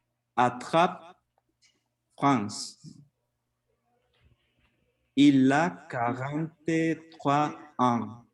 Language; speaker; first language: French; non-native, learner; Spanish